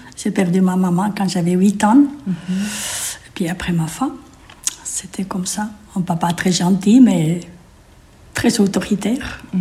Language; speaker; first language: French; non-native, fluent; Spanish